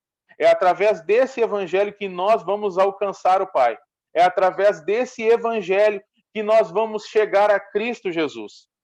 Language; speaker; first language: Portuguese; native; Portuguese